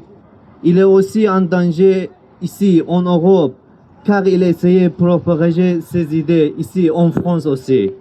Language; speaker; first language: French; non-native, learner; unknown